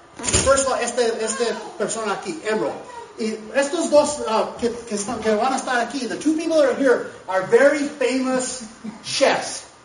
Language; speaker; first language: English; native; English